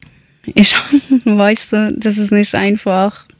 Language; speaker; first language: German; non-native, learner; Persian